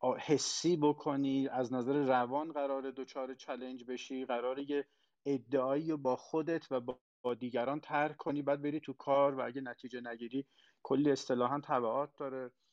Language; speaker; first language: Persian; non-native, local second language; Azerbaijani